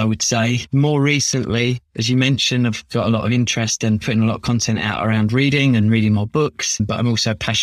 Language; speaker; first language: English; native; English